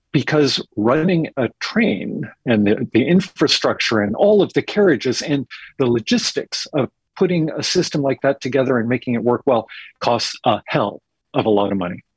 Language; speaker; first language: English; native; English